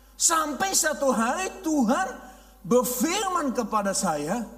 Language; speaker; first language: Indonesian; non-native, fluent; Dutch